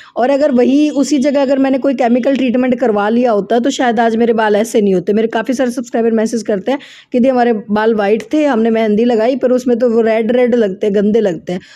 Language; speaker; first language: Hindi; native; Hindi